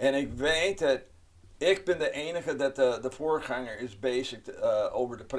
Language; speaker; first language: Dutch; non-native, fluent; English